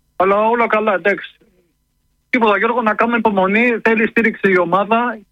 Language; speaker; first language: Greek; native; Greek